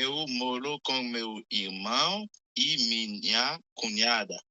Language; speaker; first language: Portuguese; non-native, learner; Haitian Creole